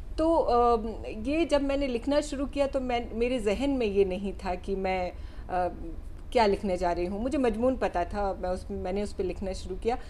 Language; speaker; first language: Hindi; native; Hindi